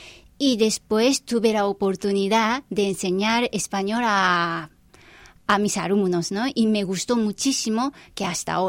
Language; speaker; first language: Spanish; non-native, fluent; Japanese